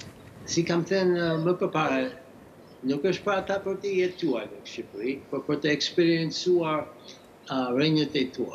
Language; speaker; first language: Albanian; early bilingual, heritage; English